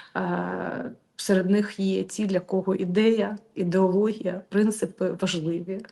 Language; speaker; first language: Ukrainian; native; Ukrainian